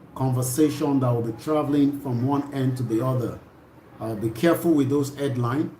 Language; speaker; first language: English; non-native, local second language; Yoruba